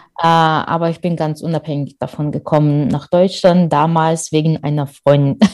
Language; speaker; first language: German; non-native, fluent; Russian